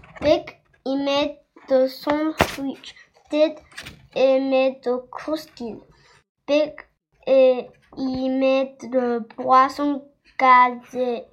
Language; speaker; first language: French; non-native, learner; Chinese